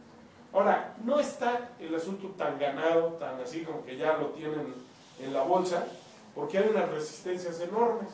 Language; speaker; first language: Spanish; native; Spanish